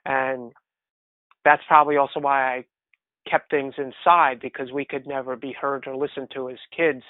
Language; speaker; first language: English; native; English